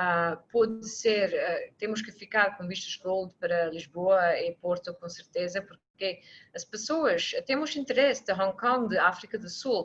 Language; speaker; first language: Portuguese; non-native, fluent; English